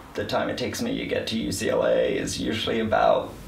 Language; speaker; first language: English; native; English